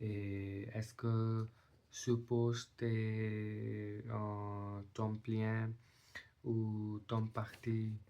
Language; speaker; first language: French; non-native, learner; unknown